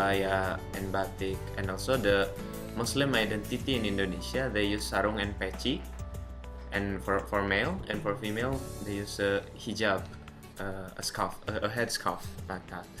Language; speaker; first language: English; non-native, local second language; Indonesian